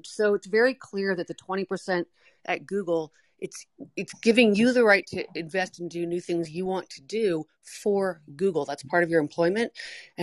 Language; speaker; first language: English; non-native, fluent; Portuguese